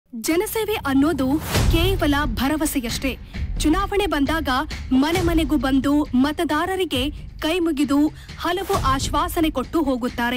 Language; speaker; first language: Kannada; native; Kannada